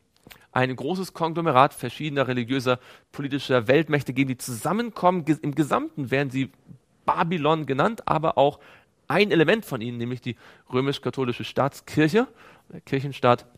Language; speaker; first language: German; native; German